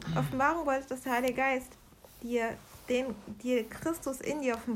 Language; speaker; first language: German; native; German